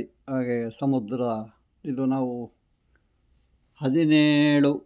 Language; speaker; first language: Kannada; native; Kannada